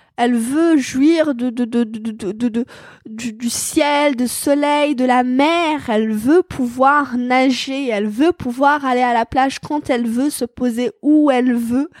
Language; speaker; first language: French; non-native, local second language; Arabic